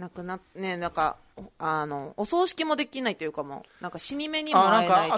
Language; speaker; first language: Japanese; native; Japanese